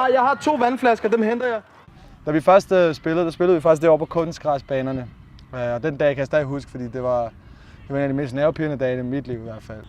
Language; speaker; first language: Danish; native; Danish